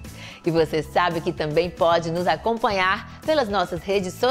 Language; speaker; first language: Portuguese; native; Portuguese